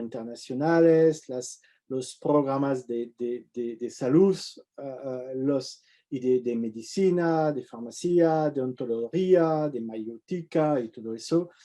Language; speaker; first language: Spanish; non-native, fluent; French